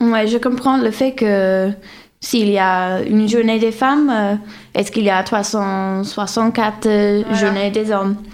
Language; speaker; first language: French; non-native, fluent; English